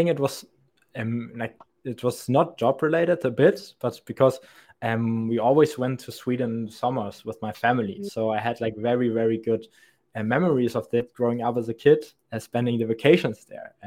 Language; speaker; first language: English; non-native, fluent; German